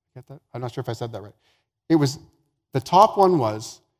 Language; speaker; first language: English; native; English